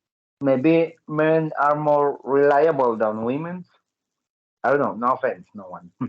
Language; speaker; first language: English; non-native, learner; Spanish